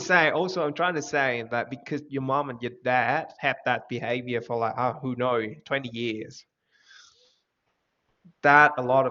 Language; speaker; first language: English; non-native, fluent; Vietnamese